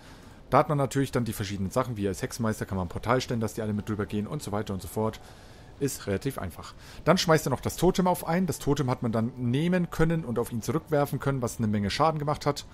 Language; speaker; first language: German; native; German